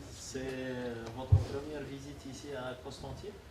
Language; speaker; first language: French; non-native, local second language; Arabic